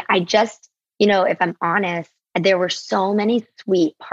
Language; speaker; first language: English; native; English